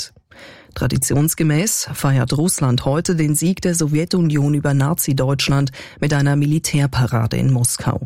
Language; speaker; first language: German; native; German